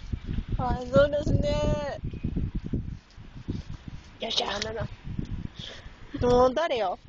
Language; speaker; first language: Japanese; non-native, learner; English